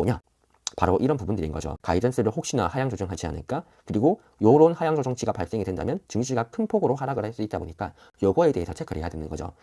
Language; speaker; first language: Korean; native; Korean